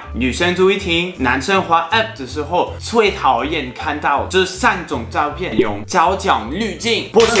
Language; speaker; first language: Chinese; non-native, fluent; French